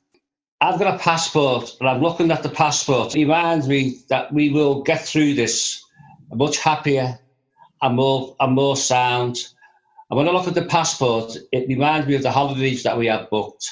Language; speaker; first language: English; native; English